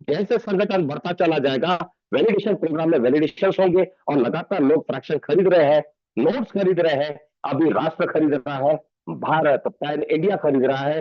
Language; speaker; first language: Hindi; native; Hindi